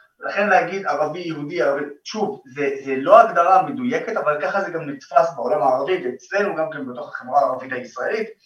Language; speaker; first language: Hebrew; non-native, local second language; Arabic